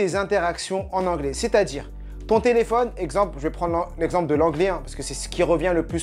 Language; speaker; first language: French; native; French